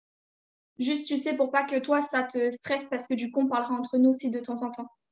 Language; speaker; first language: French; native; French